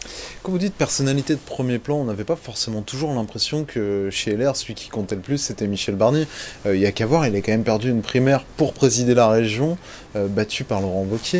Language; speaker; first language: French; native; French